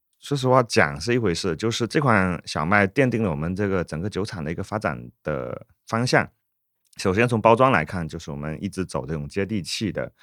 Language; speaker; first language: Chinese; native; Chinese